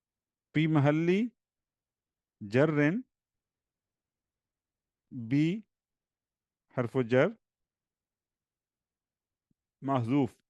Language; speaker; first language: Arabic; non-native, fluent; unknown